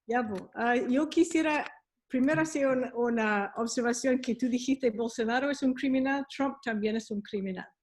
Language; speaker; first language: Spanish; non-native, fluent; English